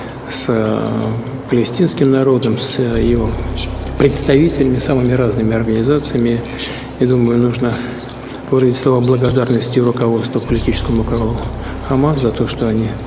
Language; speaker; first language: Russian; native; Russian